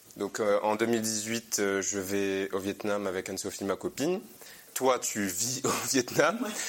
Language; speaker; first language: French; native; French